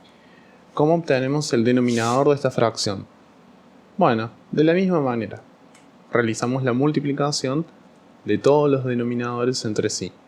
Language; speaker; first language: Spanish; native; Spanish